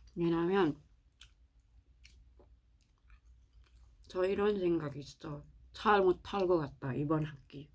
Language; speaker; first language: Korean; non-native, learner; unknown